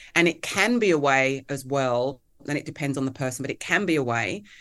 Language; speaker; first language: English; native; English